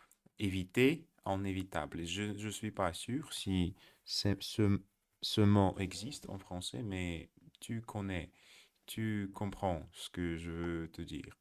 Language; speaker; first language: French; non-native, learner; Russian